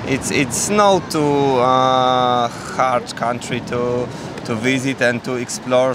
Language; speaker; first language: English; non-native, learner; Polish